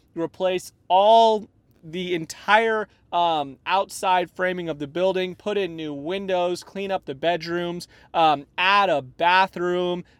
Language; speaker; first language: English; native; English